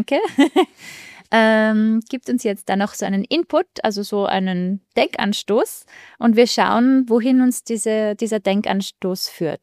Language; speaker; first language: German; native; German